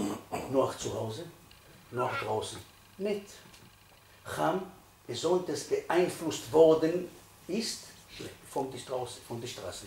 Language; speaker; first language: German; non-native, fluent; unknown